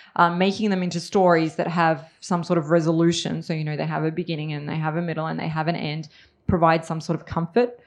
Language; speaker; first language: English; early bilingual, other home language; Serbian